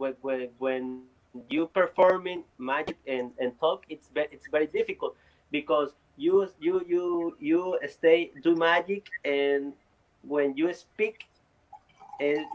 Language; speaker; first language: English; non-native, learner; Spanish